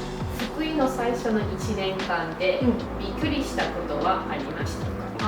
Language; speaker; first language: Japanese; non-native, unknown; English